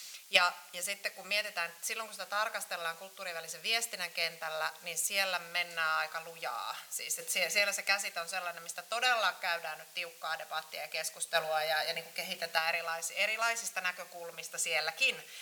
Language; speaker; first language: Finnish; native; Finnish